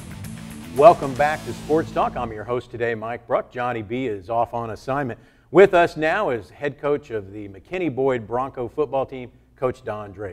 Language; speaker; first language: English; native; English